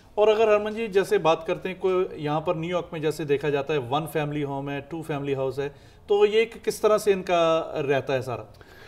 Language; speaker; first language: Hindi; non-native, local second language; Punjabi